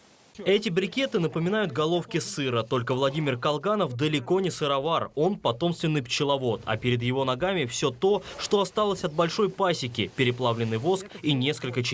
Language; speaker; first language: Russian; native; Russian